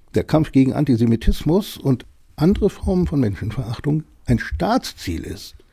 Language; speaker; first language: German; native; German